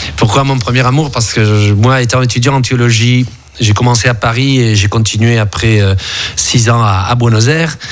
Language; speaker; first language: French; early bilingual, other home language; Spanish